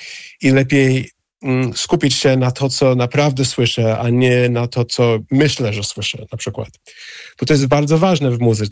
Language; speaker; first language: Polish; non-native, fluent; English